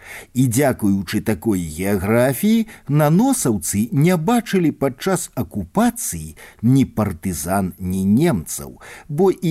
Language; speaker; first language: Belarusian; native; Belarusian